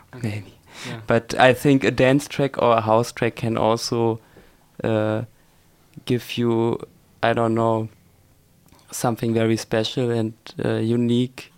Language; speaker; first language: English; non-native, fluent; German